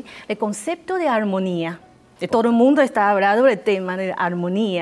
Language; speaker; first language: Spanish; non-native, fluent; Chinese